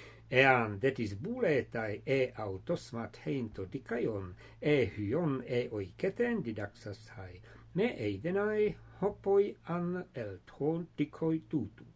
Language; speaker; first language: Greek; non-native, fluent; English